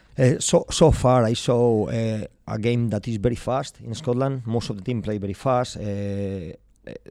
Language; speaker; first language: English; non-native, fluent; Spanish